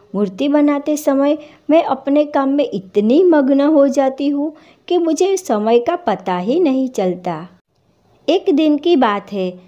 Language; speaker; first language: Hindi; non-native, local second language; Gujarati